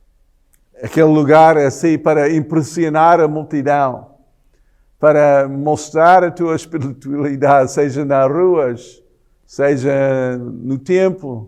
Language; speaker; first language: Portuguese; non-native, fluent; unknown